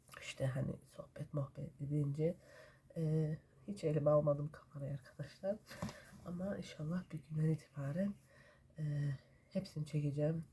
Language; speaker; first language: Turkish; early bilingual, heritage; Turkish